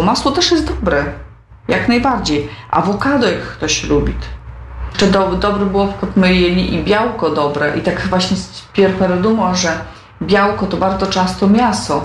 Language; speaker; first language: Polish; non-native, local second language; Belarusian